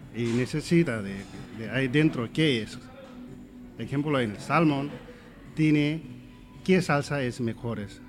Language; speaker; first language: Spanish; non-native, learner; Nepali